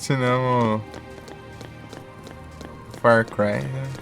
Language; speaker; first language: Portuguese; native; Portuguese